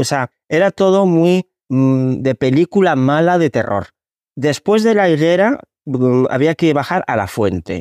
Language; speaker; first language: Spanish; native; Spanish